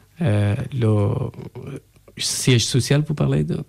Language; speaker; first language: French; non-native, learner; Persian